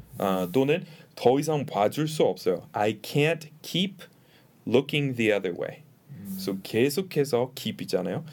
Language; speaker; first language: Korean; non-native, fluent; English